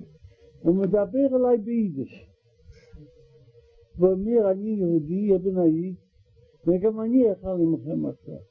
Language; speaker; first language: Hebrew; non-native, learner; Russian